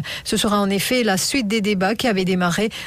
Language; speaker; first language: French; non-native, local second language; Morisyen